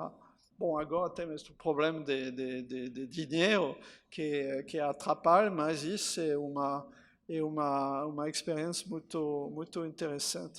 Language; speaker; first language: Portuguese; non-native, fluent; French